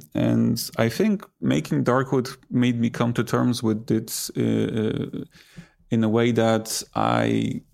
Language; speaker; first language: English; non-native, fluent; Polish